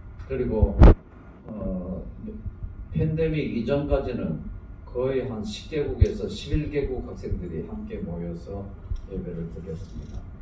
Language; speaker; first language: Korean; native; Korean